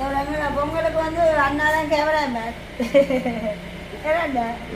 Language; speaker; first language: Tamil; native; Tamil